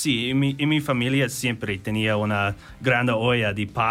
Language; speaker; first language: Spanish; non-native, learner; English